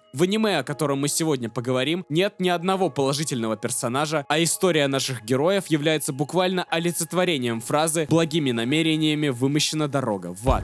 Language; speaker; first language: Russian; native; Russian